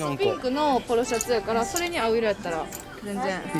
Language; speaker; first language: Japanese; native; Japanese